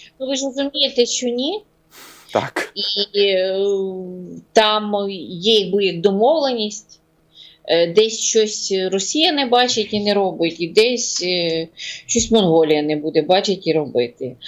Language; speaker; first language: Ukrainian; non-native, local second language; Russian